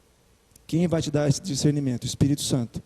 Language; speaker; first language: Portuguese; native; Portuguese